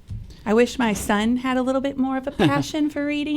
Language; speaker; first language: English; native; English